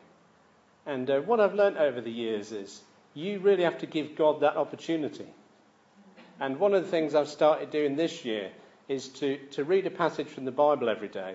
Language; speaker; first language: English; native; English